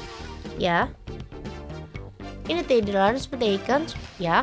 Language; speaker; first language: Dutch; non-native, fluent; Indonesian